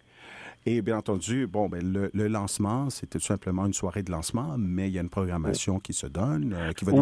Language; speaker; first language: French; non-native, fluent; Spanish